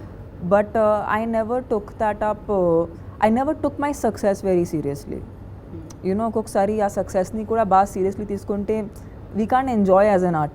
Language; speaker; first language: Telugu; non-native, fluent; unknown